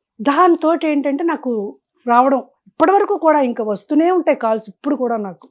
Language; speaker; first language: Telugu; native; Telugu